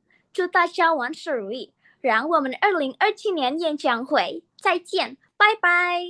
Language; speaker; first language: Chinese; non-native, learner; Indonesian